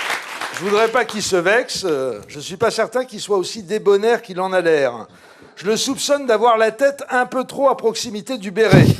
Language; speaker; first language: French; native; French